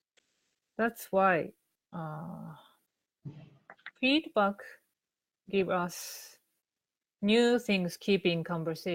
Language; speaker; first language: English; non-native, learner; Japanese